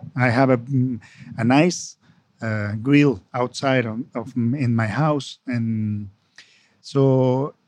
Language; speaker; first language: English; non-native, fluent; Spanish